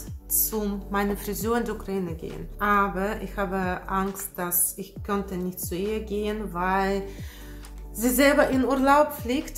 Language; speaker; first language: German; non-native, fluent; Russian